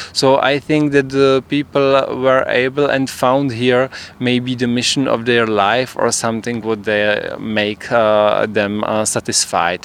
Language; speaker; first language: English; non-native, fluent; Czech